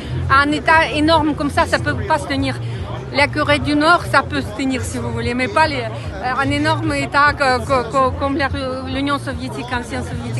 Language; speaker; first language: French; non-native, fluent; Russian